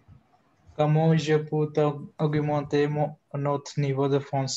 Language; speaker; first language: French; non-native, learner; Hindi